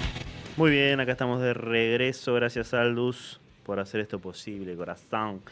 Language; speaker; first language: Spanish; native; Spanish